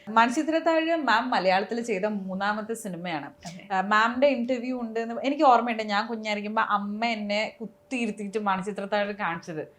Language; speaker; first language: Malayalam; native; Malayalam